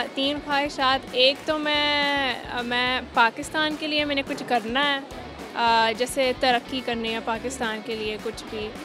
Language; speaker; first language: Urdu; early bilingual, heritage; Urdu